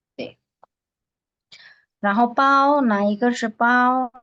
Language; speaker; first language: Chinese; non-native, fluent; Indonesian